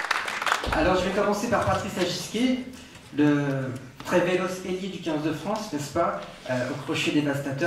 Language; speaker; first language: French; native; French